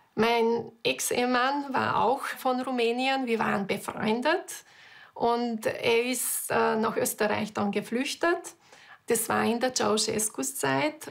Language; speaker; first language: German; non-native, fluent; Hungarian